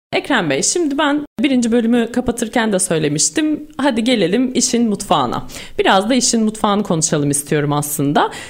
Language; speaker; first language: Turkish; native; Turkish